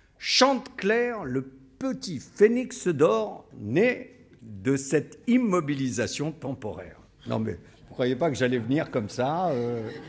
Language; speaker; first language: French; native; French